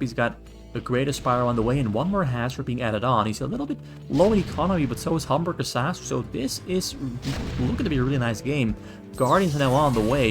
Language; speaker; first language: English; native; English